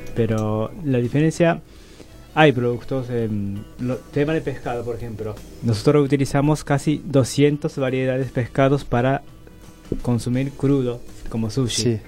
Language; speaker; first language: Spanish; non-native, learner; Japanese